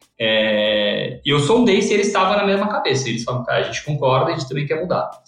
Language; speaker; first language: Portuguese; early bilingual, other home language; English